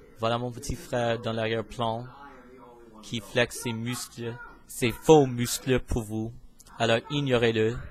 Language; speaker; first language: French; non-native, fluent; English